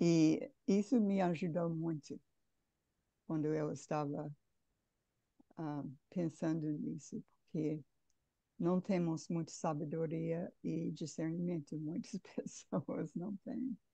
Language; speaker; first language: Portuguese; non-native, fluent; English